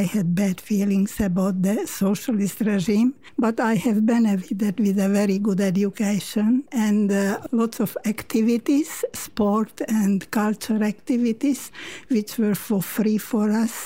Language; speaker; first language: English; non-native, fluent; Slovak